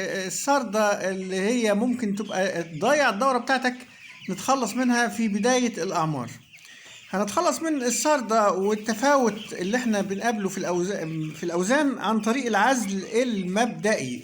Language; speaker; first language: Arabic; native; Arabic